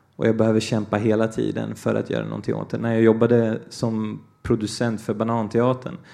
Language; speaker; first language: Swedish; early bilingual, other home language; Portuguese